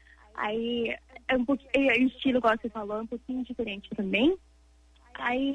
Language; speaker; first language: Portuguese; early bilingual, heritage; English